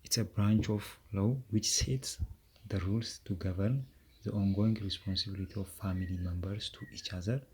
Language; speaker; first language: English; non-native, local second language; Amharic